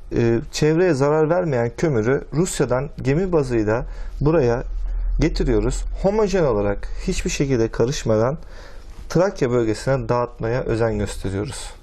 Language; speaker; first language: Turkish; native; Turkish